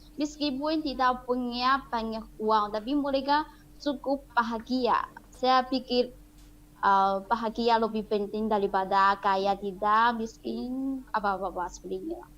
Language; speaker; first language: Indonesian; non-native, fluent; Chinese